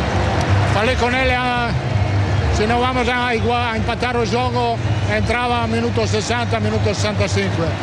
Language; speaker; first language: Portuguese; non-native, fluent; Italian